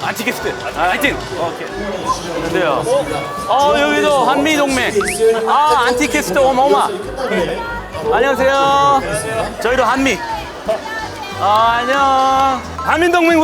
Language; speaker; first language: Korean; non-native, fluent; English